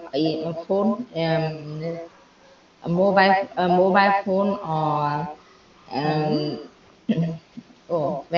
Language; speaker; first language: English; non-native, learner; Vietnamese